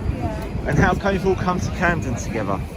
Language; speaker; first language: English; native; English